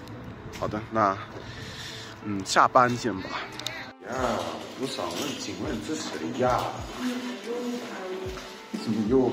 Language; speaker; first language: Chinese; non-native, fluent; English